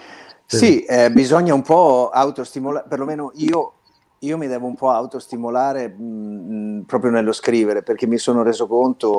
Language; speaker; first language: Italian; native; Italian